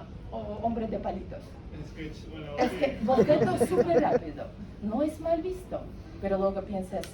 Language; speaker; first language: Spanish; non-native, learner; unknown